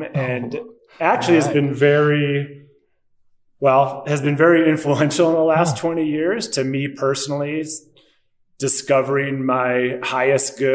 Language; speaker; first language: English; native; English